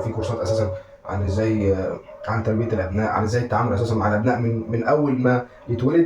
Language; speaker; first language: Arabic; native; Arabic